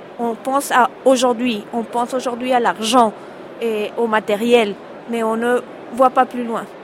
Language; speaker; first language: French; early bilingual, heritage; French